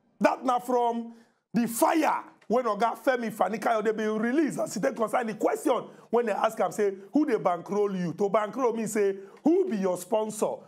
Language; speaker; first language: Nigerian Pidgin; native; Nigerian Pidgin